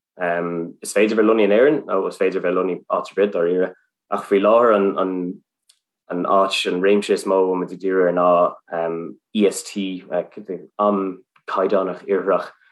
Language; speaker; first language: Irish; non-native, local second language; English